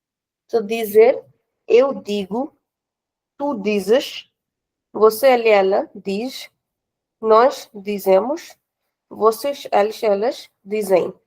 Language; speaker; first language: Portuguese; non-native, fluent; Hindi